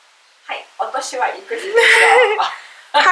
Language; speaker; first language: Japanese; native; Japanese